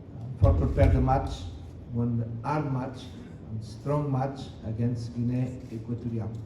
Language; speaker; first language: English; non-native, learner; Portuguese